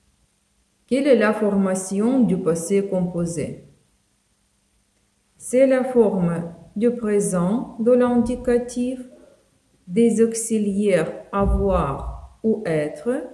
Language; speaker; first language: French; non-native, fluent; Ukrainian